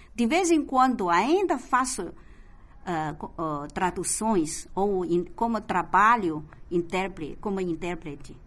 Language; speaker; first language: Portuguese; non-native, fluent; Chinese